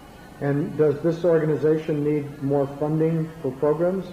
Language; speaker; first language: English; native; English